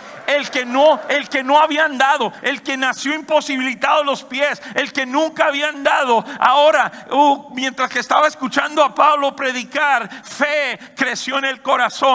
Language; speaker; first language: Spanish; native; Spanish